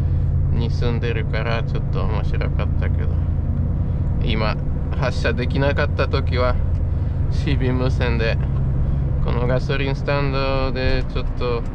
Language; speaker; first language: Japanese; non-native, fluent; Polish